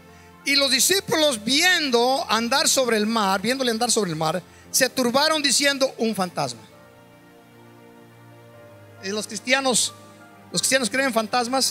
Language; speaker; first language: Spanish; native; Spanish